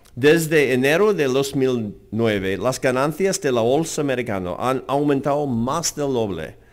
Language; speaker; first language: Spanish; non-native, fluent; English